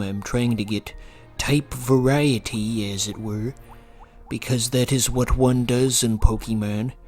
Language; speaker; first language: English; native; English